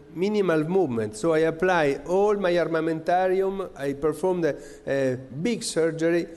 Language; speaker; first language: English; non-native, fluent; Italian